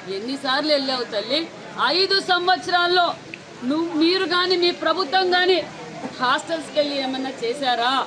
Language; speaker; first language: Telugu; native; Telugu